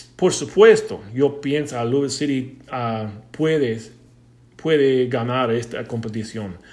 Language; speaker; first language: Spanish; non-native, learner; English